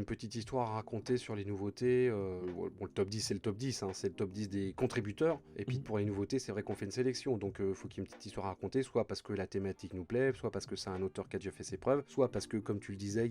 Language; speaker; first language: French; native; French